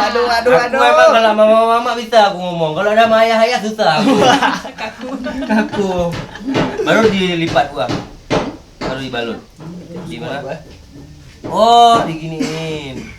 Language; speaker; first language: Indonesian; native; Indonesian